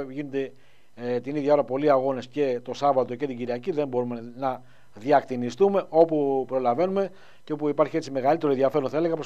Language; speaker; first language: Greek; native; Greek